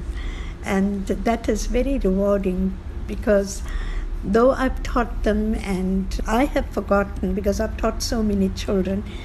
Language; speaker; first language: English; non-native, local second language; Tamil